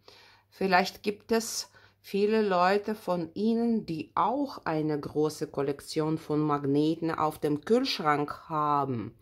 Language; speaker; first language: German; non-native, fluent; Russian